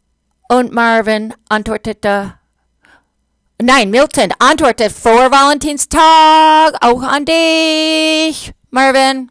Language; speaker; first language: German; non-native, fluent; English